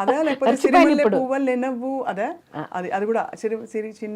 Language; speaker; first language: Telugu; native; Telugu